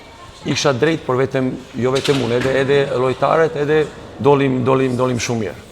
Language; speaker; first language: Albanian; non-native, learner; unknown